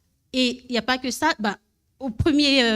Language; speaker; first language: French; non-native, learner; Malagasy